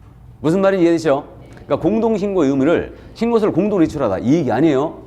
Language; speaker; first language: Korean; native; Korean